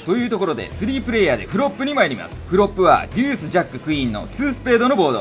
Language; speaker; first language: Japanese; native; Japanese